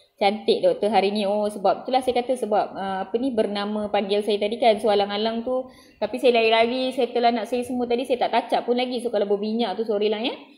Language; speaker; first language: Malay; non-native, local second language; Tamil